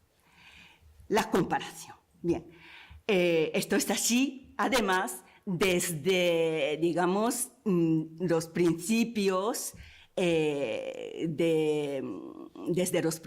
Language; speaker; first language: Spanish; non-native, fluent; Japanese